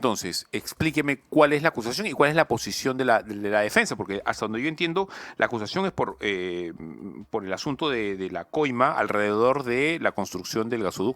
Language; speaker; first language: Spanish; native; Spanish